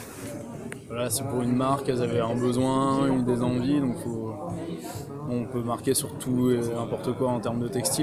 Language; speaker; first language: French; native; French